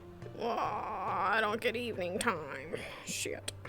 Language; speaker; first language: English; native; English